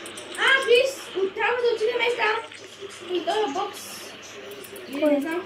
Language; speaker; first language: Bulgarian; native; Bulgarian